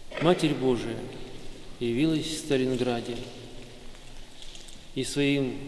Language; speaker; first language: Russian; native; Russian